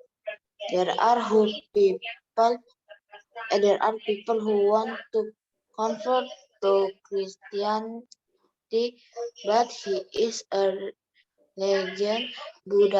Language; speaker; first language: English; non-native, learner; Indonesian